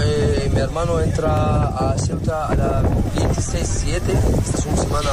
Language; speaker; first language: Spanish; non-native, learner; Arabic